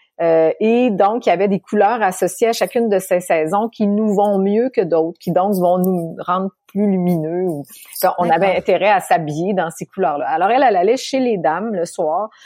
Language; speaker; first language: French; native; French